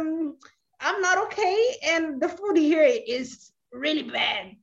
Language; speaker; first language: English; non-native, fluent; Portuguese